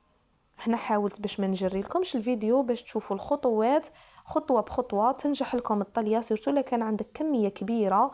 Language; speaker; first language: Arabic; native; Arabic